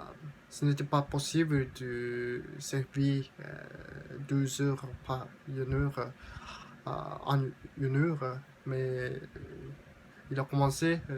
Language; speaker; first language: French; non-native, learner; Japanese